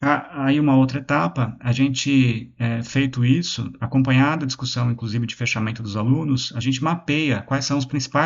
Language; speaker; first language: Portuguese; native; Portuguese